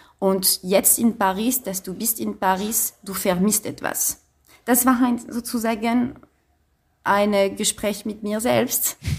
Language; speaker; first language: German; non-native, fluent; French